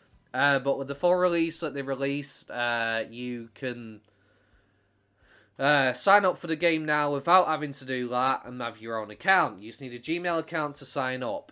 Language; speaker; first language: English; native; English